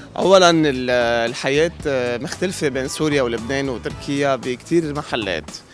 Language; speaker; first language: Arabic; native; Arabic